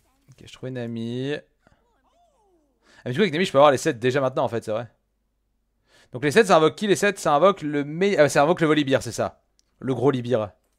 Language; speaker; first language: French; native; French